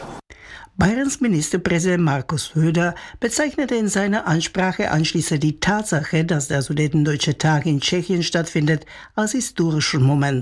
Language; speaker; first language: German; native; German